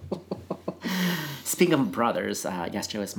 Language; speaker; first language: English; native; English